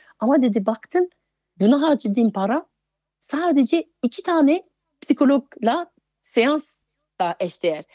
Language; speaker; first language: Turkish; non-native, fluent; French